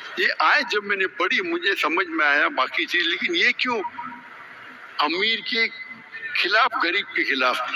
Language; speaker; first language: Urdu; non-native, local second language; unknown